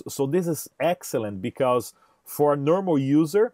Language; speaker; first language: English; non-native, fluent; Portuguese